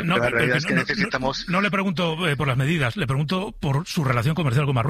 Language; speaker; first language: Spanish; native; Spanish